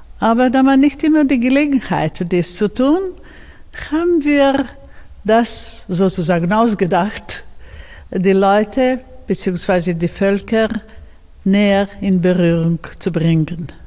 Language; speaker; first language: German; non-native, fluent; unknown